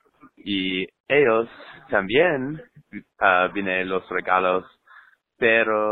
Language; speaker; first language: Spanish; non-native, learner; English